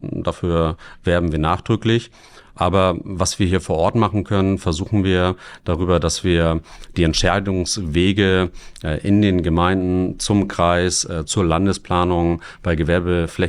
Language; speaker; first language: German; native; German